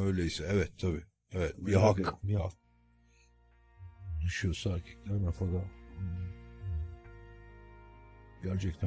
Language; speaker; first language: Turkish; native; Turkish